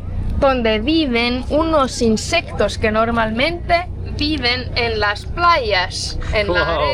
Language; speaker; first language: Spanish; non-native, fluent; Estonian